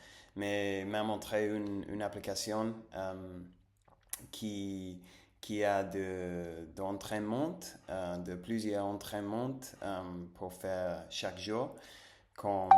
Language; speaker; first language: French; non-native, fluent; Spanish